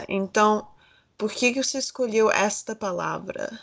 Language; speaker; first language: Portuguese; early bilingual, heritage; Portuguese